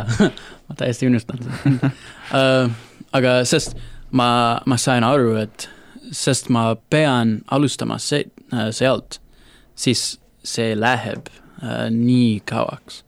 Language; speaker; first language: Estonian; non-native, learner; English